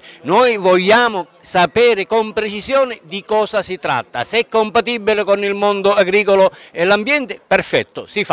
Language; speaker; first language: Italian; native; Italian